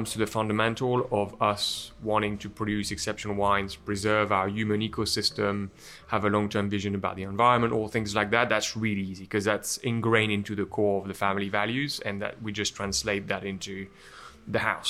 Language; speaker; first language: English; non-native, fluent; French